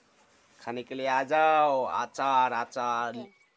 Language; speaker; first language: Hindi; non-native, local second language; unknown